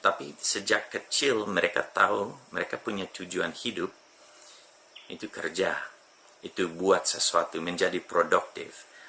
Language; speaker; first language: Indonesian; non-native, fluent; English